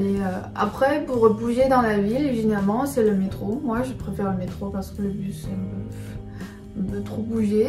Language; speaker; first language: French; non-native, fluent; Chinese